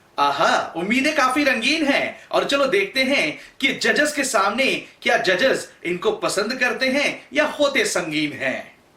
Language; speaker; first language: Hindi; native; Hindi